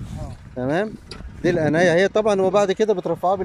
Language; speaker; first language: Arabic; native; Arabic